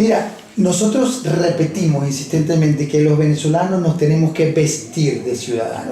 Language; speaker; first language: Spanish; native; Spanish